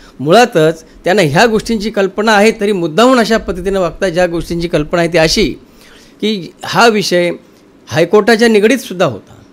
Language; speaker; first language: Marathi; native; Marathi